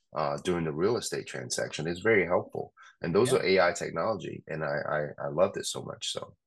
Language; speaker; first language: English; non-native, local second language; Cantonese